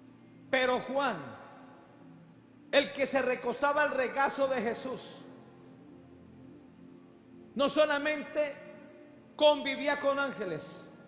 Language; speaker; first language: Spanish; native; Spanish